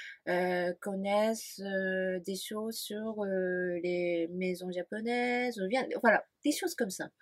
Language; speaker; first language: French; non-native, fluent; Japanese